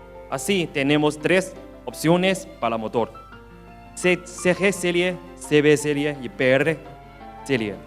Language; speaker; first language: Spanish; non-native, learner; Chinese